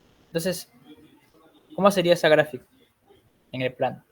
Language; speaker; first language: Spanish; native; Spanish